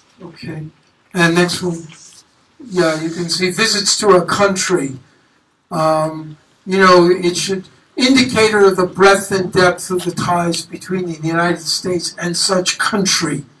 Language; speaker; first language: English; native; English